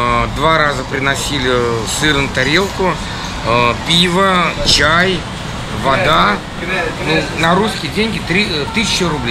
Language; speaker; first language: Russian; native; Russian